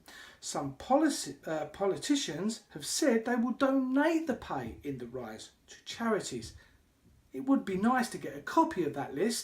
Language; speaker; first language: English; native; English